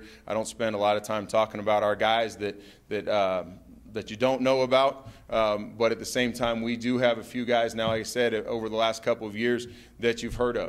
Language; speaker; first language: English; native; English